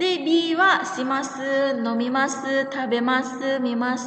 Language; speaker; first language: Japanese; non-native, fluent; Indonesian